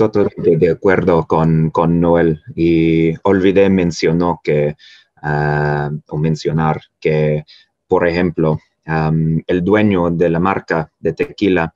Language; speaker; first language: Spanish; non-native, fluent; English